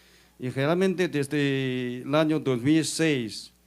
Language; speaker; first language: Spanish; non-native, fluent; Chinese